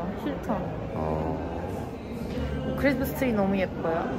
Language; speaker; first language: Korean; non-native, fluent; Turkish